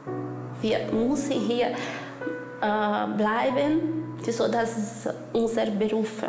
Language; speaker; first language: German; non-native, learner; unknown